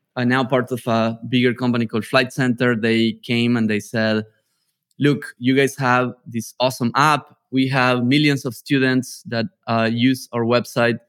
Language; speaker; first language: English; non-native, fluent; Spanish